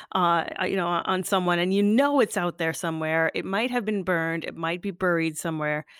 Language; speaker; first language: English; native; English